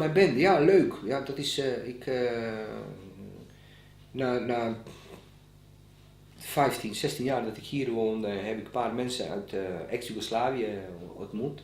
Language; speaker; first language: Dutch; non-native, fluent; Bosnian